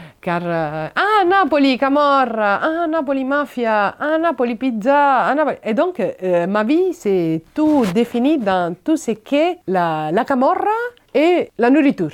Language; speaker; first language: French; non-native, fluent; Italian